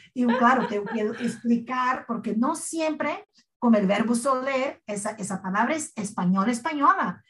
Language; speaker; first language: Spanish; non-native, fluent; Portuguese